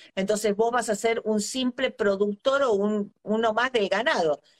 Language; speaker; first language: Spanish; native; Spanish